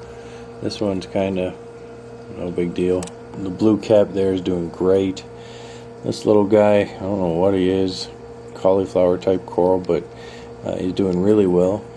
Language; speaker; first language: English; native; English